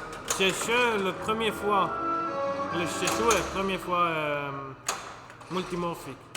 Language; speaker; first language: French; non-native, local second language; German